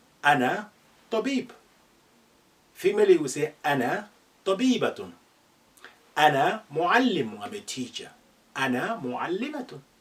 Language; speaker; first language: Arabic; non-native, fluent; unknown